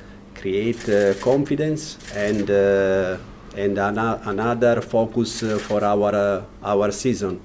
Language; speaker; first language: English; non-native, learner; Italian